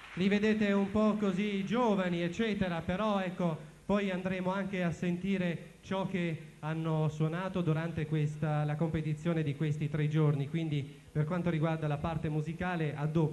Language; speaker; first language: Italian; native; Italian